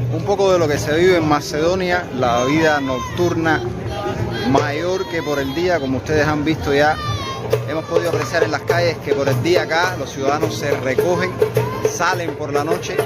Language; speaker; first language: Spanish; native; Spanish